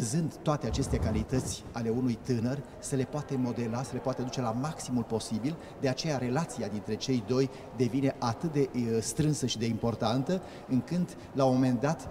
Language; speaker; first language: Romanian; native; Romanian